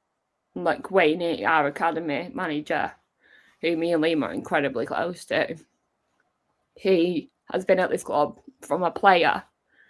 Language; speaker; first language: English; native; English